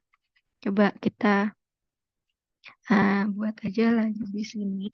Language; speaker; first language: Indonesian; native; Indonesian